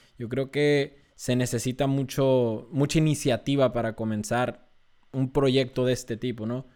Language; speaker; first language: Spanish; native; Spanish